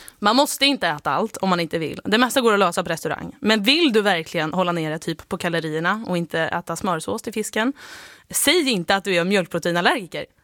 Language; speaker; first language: Swedish; native; Swedish